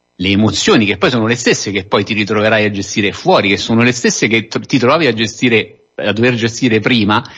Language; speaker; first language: Italian; native; Italian